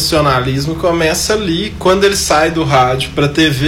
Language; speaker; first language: Portuguese; native; Portuguese